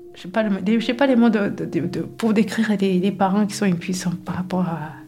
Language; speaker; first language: French; non-native, local second language; Kinyarwanda